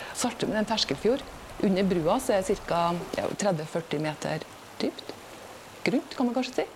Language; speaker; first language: Norwegian; native; Norwegian